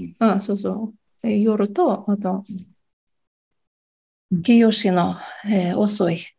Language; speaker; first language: Japanese; non-native, fluent; Tatar